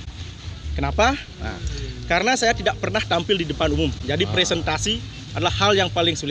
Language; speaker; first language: Indonesian; non-native, local second language; Balinese